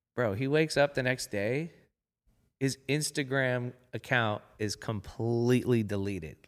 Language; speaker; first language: English; native; English